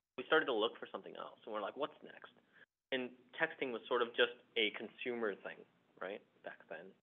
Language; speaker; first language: English; early bilingual, other home language; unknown